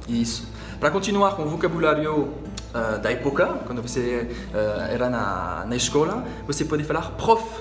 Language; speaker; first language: Portuguese; non-native, fluent; French